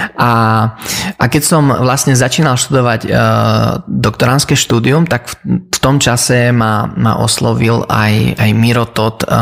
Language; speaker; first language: Slovak; early bilingual, heritage; Slovak